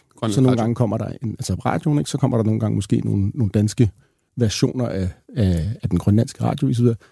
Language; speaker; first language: Danish; native; Danish